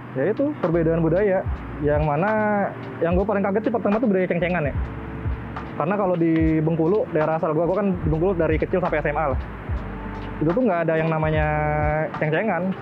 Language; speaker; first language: Indonesian; native; Indonesian